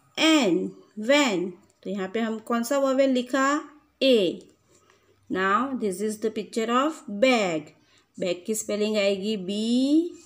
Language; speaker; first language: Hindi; non-native, local second language; Gujarati